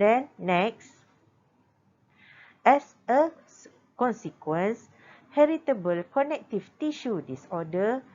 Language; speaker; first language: English; non-native, local second language; Malay